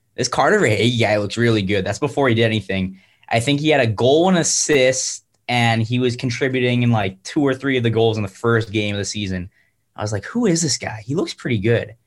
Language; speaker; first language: English; native; English